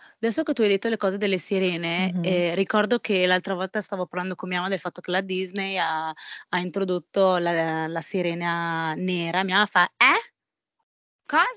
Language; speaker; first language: Italian; early bilingual, heritage; Italian